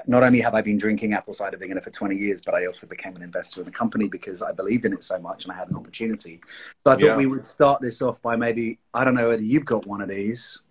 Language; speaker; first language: English; native; English